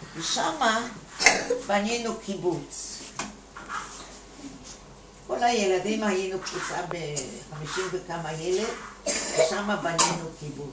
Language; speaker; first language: Hebrew; non-native, fluent; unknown